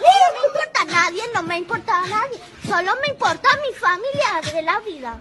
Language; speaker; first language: Spanish; native; Spanish